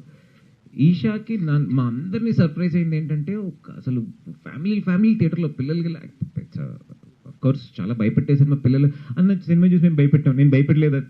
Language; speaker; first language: Telugu; native; Telugu